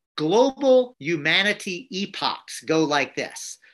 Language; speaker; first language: English; native; English